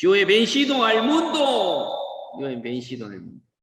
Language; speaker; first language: Spanish; non-native, learner; Korean